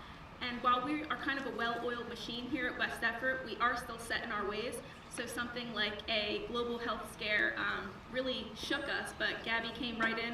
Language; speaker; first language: English; native; English